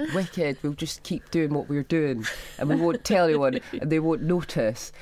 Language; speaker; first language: English; native; English